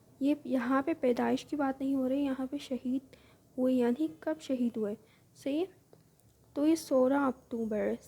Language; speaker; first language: Urdu; native; Urdu